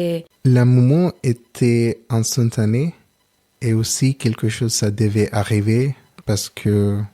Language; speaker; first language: French; non-native, learner; Telugu